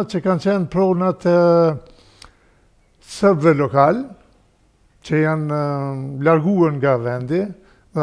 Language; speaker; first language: Albanian; native; Albanian